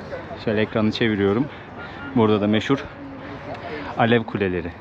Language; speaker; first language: Turkish; native; Turkish